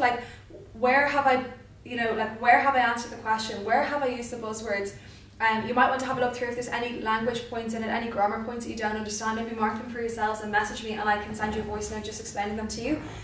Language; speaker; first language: English; native; English